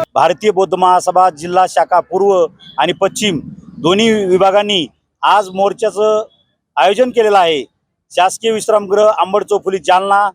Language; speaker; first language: Marathi; native; Marathi